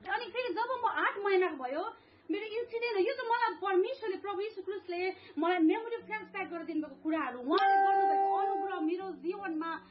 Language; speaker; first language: Nepali; native; Nepali